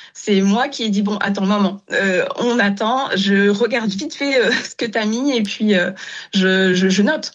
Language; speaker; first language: French; non-native, local second language; Wolof